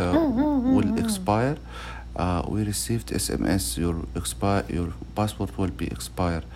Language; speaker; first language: English; non-native, learner; Arabic